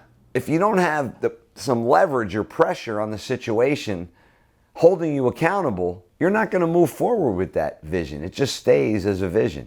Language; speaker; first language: English; native; English